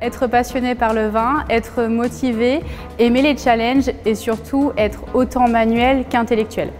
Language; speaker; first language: French; native; French